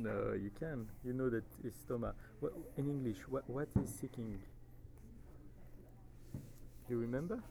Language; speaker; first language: English; non-native, fluent; French